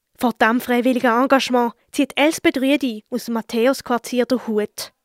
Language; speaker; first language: German; native; German